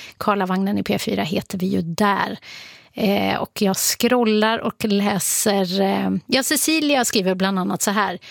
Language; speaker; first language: Swedish; native; Swedish